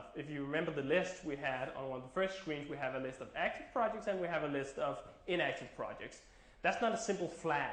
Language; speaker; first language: English; non-native, fluent; Danish